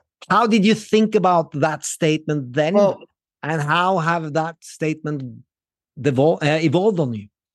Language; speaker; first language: English; non-native, fluent; Norwegian